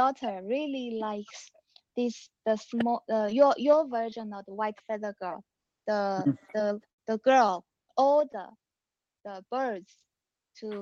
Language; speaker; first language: English; non-native, learner; Chinese